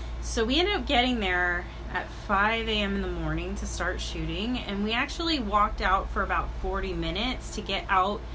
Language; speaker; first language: English; native; English